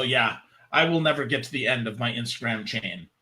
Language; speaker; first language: English; native; English